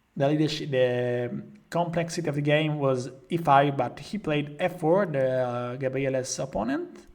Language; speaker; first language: English; non-native, fluent; Italian